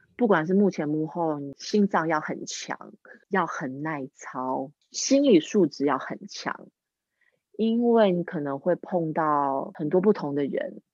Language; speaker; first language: Chinese; non-native, local second language; English